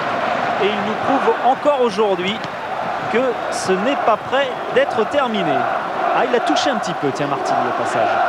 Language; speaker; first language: French; native; French